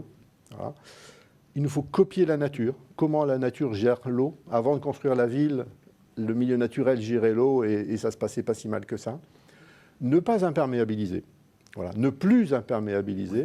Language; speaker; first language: French; native; French